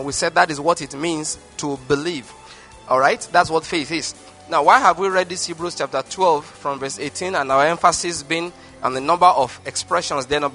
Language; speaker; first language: English; non-native, local second language; Igbo